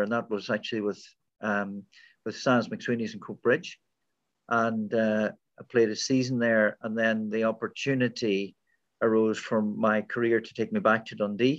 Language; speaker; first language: English; native; English